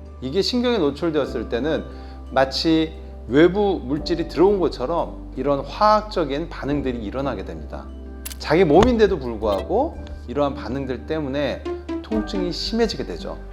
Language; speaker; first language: Korean; native; Korean